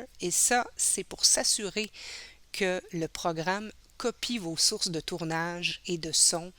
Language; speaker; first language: French; native; French